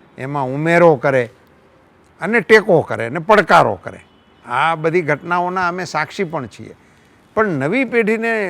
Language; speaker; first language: Gujarati; native; Gujarati